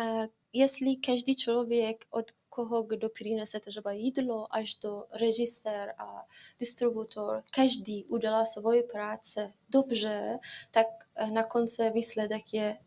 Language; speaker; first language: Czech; non-native, fluent; Persian